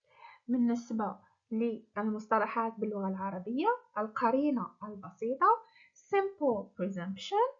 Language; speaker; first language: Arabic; native; Arabic